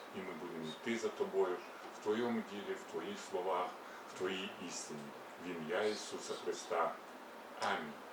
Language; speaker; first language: Ukrainian; native; Ukrainian